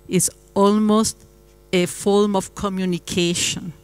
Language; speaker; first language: English; non-native, fluent; Italian